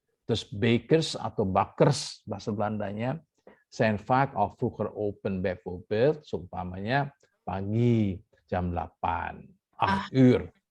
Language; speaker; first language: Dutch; non-native, fluent; Indonesian